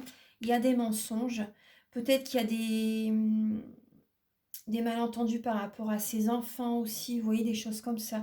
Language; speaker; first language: French; native; French